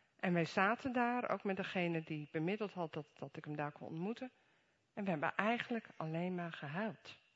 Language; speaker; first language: Dutch; native; Dutch